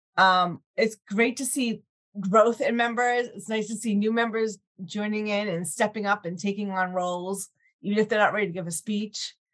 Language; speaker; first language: English; native; English